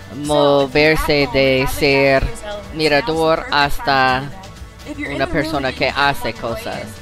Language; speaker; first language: Spanish; non-native, learner; English